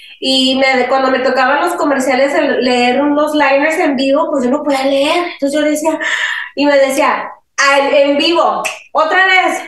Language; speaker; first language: Spanish; early bilingual, heritage; Spanish